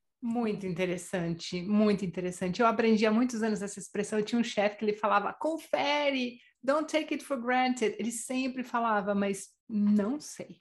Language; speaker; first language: Portuguese; native; Portuguese